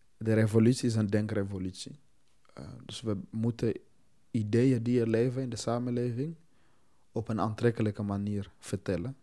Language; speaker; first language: Dutch; non-native, fluent; Swahili